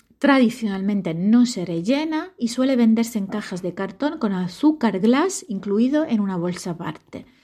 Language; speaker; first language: Spanish; non-native, fluent; Italian